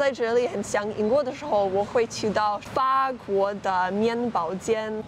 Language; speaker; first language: Chinese; non-native, fluent; English